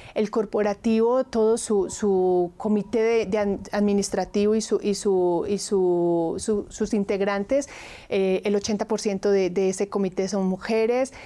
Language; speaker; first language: Spanish; native; Spanish